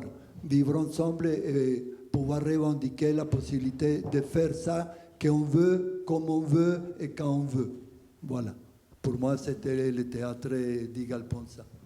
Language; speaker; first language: French; non-native, fluent; Spanish